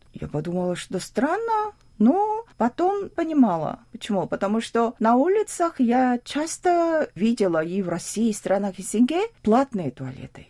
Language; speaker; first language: Russian; non-native, fluent; Korean